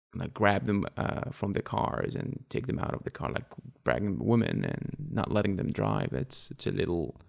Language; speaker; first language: English; non-native, fluent; Arabic